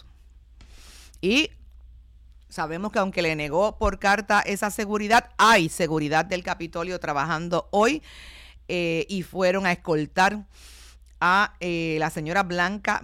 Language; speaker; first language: Spanish; native; Spanish